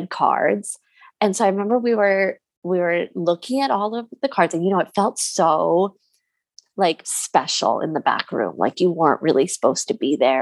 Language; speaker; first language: English; native; English